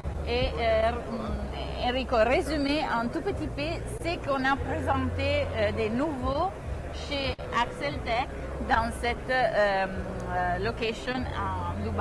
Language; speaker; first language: French; non-native, fluent; Italian